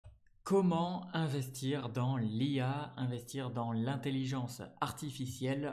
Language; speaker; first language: French; native; French